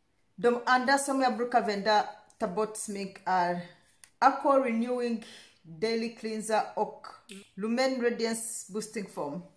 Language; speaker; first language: Swedish; non-native, learner; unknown